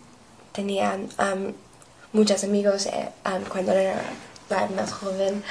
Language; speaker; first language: Spanish; non-native, learner; English